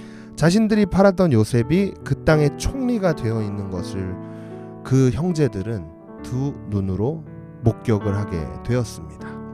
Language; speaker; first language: Korean; native; Korean